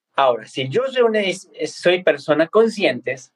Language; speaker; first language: Spanish; non-native, fluent; Tibetan